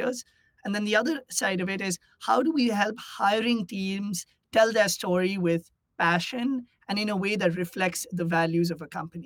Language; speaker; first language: English; non-native, local second language; Hindi